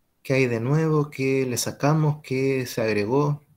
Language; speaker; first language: Spanish; native; Spanish